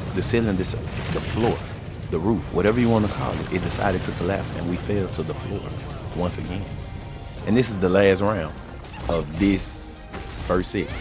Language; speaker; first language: English; native; English